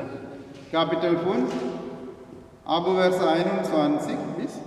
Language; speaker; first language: German; non-native, learner; Malayalam